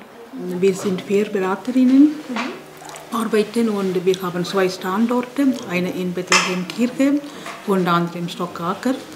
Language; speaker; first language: German; non-native, learner; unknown